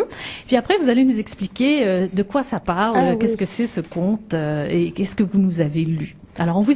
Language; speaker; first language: French; native; French